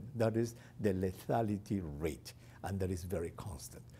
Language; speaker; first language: English; non-native, fluent; Spanish